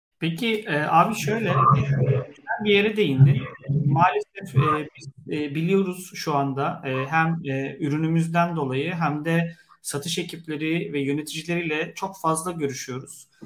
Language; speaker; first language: Turkish; native; Turkish